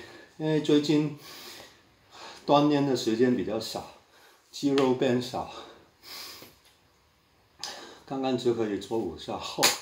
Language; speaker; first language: Chinese; non-native, local second language; Cantonese